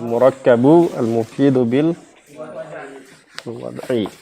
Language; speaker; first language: Arabic; non-native, fluent; Indonesian